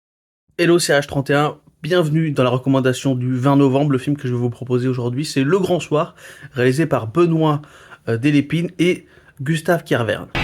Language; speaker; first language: French; native; French